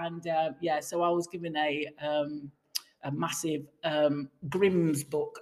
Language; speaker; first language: English; native; English